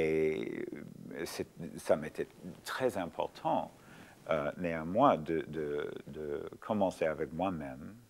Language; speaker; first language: French; non-native, fluent; English